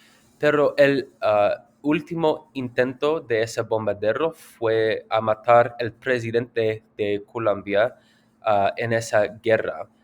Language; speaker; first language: Spanish; non-native, learner; English